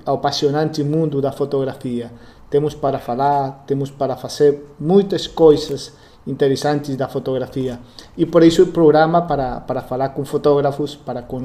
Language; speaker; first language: Portuguese; non-native, learner; Spanish